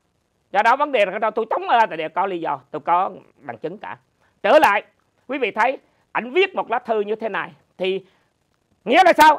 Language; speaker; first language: Vietnamese; native; Vietnamese